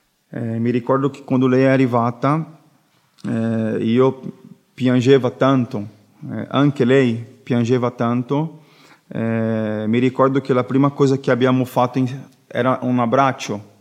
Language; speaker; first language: Italian; non-native, learner; Portuguese